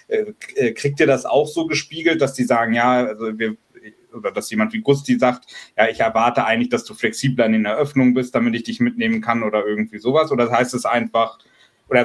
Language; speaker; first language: German; native; German